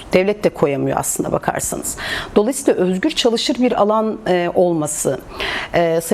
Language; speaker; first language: Turkish; native; Turkish